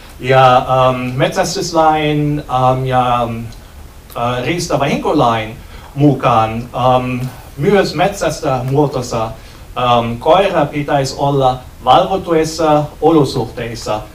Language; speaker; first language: Finnish; non-native, learner; German